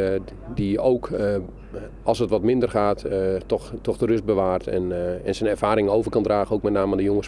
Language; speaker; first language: Dutch; native; Dutch